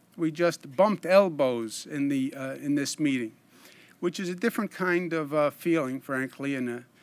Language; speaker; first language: English; native; English